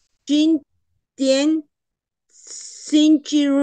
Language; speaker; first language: Chinese; non-native, learner; Spanish